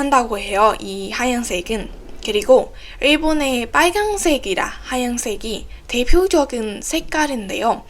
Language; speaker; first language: Korean; non-native, fluent; Burmese